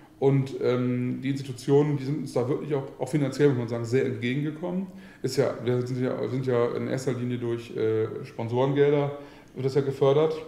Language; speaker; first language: German; native; German